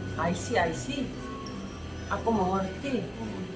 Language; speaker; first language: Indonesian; non-native, learner; Korean